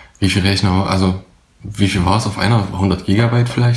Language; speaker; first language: German; native; German